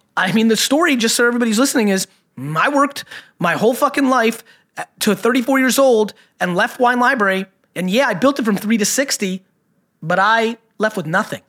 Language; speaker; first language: English; early bilingual, other home language; Russian